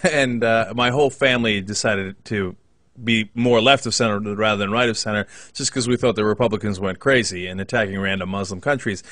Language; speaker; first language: English; native; English